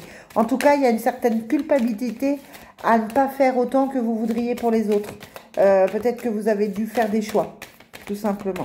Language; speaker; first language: French; native; French